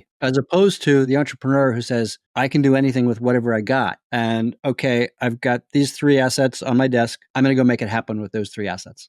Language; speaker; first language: English; native; English